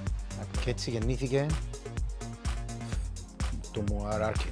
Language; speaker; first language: Greek; native; Greek